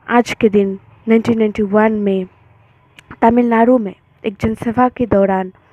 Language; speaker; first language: Hindi; non-native, local second language; Bangla